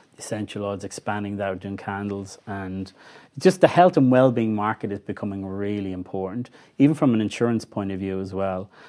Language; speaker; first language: English; native; English